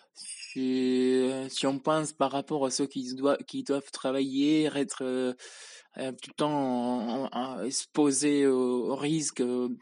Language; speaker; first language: French; non-native, fluent; Spanish